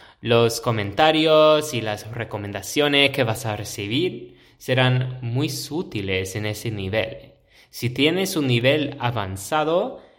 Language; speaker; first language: Spanish; non-native, fluent; English